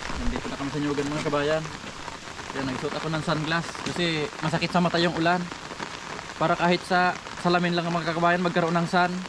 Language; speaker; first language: Filipino; non-native, local second language; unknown